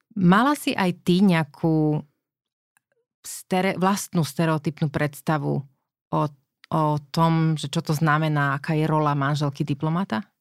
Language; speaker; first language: Slovak; native; Slovak